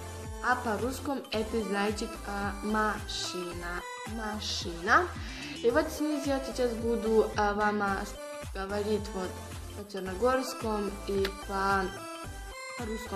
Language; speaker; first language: Russian; non-native, learner; Serbian